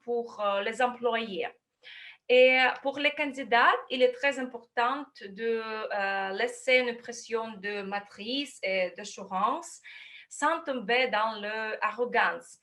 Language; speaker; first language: French; non-native, fluent; Russian